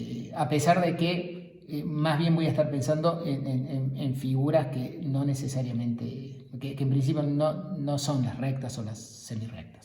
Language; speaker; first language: Spanish; native; Spanish